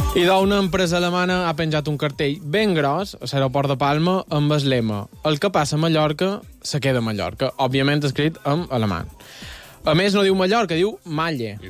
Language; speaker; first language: Catalan; native; Catalan